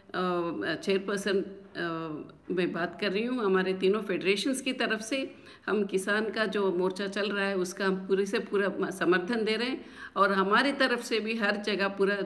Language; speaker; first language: Hindi; non-native, local second language; Telugu